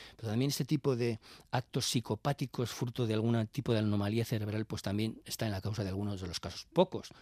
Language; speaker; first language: Spanish; native; Spanish